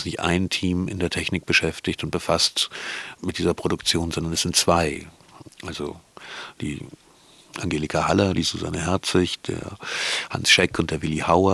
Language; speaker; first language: German; native; German